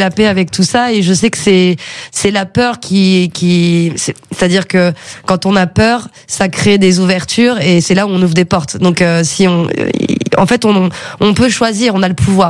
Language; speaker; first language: French; native; French